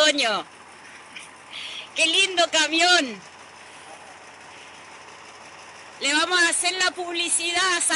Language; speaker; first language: Spanish; native; Spanish